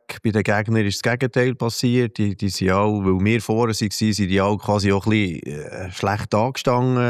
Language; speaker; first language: German; native; German